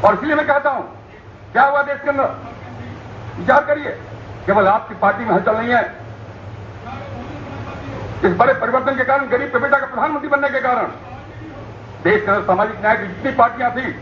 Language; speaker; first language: Hindi; native; Hindi